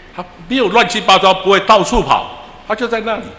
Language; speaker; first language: Chinese; native; Chinese